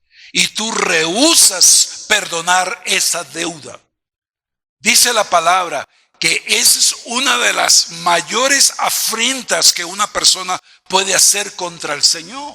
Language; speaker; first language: Spanish; native; Spanish